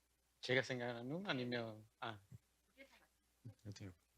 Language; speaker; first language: Korean; non-native, learner; Spanish